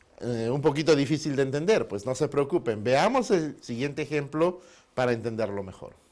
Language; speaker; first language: Spanish; native; Spanish